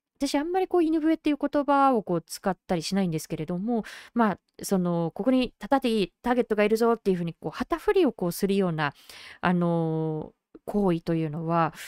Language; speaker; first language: Japanese; native; Japanese